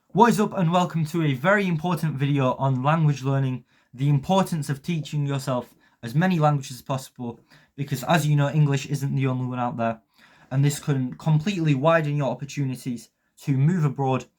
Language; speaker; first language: English; early bilingual, other home language; Polish